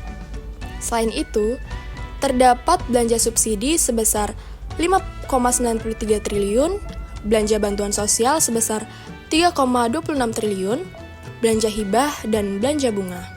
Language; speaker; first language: Indonesian; native; Indonesian